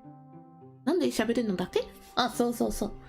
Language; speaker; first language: Japanese; non-native, learner; English